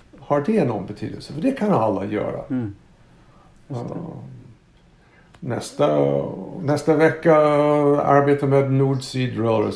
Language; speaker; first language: Swedish; non-native, fluent; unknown